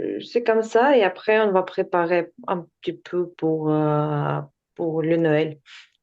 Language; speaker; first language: French; non-native, learner; Ukrainian